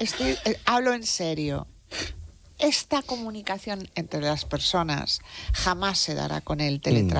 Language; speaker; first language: Spanish; native; Spanish